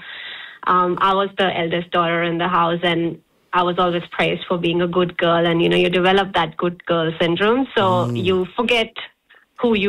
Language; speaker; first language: English; non-native, local second language; Hindi